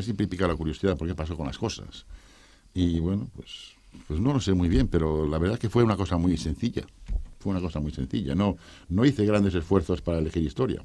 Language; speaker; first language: Spanish; native; Spanish